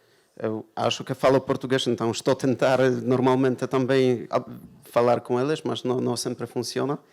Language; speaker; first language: Portuguese; non-native, fluent; Polish